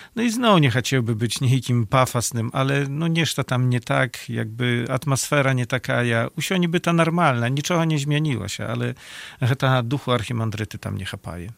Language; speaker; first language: Belarusian; native; Belarusian